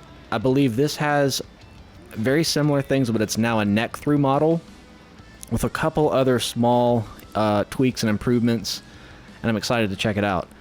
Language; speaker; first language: English; native; English